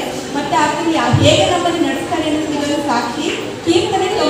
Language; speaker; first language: Kannada; native; Kannada